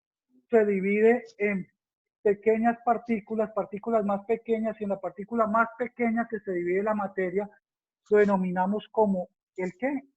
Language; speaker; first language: Spanish; native; Spanish